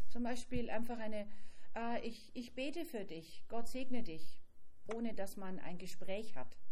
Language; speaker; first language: German; native; German